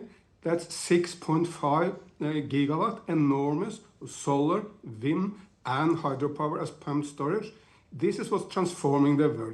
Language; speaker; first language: English; non-native, fluent; Norwegian